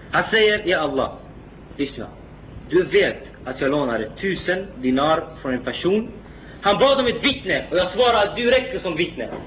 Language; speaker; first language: Swedish; non-native, fluent; Arabic